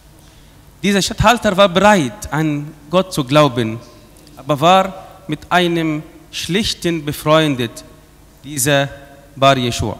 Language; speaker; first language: German; non-native, fluent; Arabic